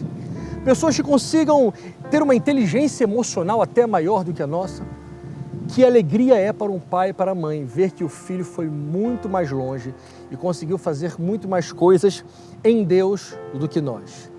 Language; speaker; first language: Portuguese; native; Portuguese